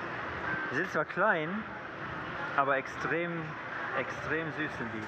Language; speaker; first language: German; native; German